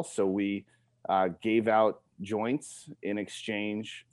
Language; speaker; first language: English; native; English